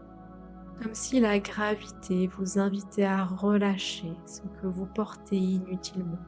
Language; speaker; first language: French; native; French